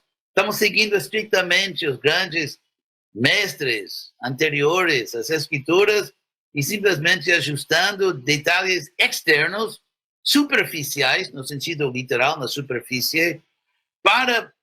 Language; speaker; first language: Portuguese; non-native, fluent; English